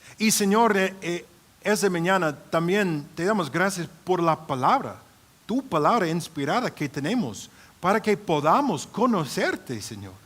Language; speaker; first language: Spanish; non-native, fluent; English